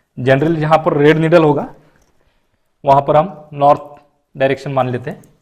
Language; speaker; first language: Hindi; non-native, local second language; Marathi